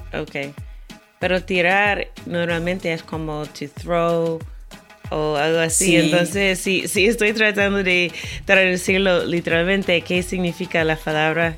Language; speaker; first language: Spanish; non-native, fluent; English